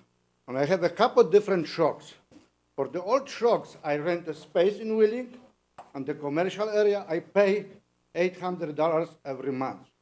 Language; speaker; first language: English; non-native, learner; Polish